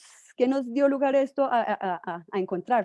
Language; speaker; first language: Spanish; native; Spanish